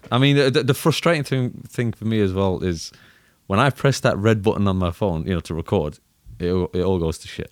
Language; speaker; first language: English; native; English